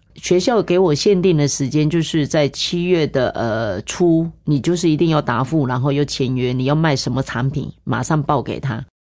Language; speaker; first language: Chinese; native; Chinese